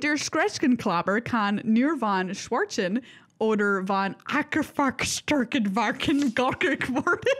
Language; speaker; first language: German; non-native, learner; English